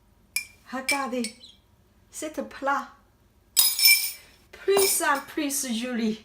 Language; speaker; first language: French; non-native, learner; Chinese